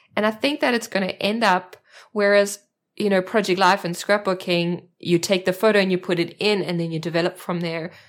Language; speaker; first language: English; native; English